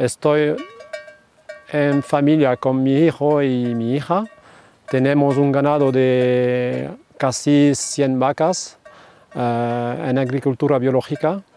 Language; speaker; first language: Spanish; non-native, fluent; French